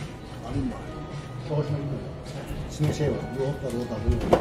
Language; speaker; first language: Korean; non-native, learner; Turkish